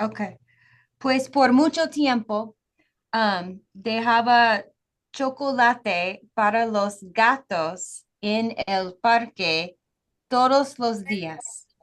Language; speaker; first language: Spanish; non-native, fluent; English